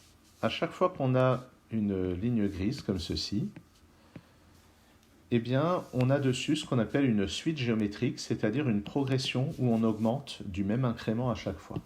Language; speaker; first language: French; native; French